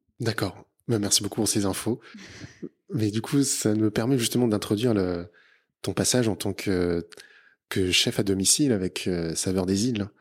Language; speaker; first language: French; native; French